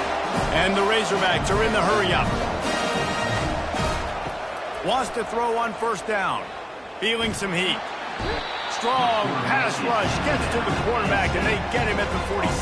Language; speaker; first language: English; native; English